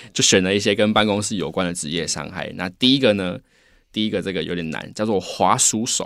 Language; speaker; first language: Chinese; native; Chinese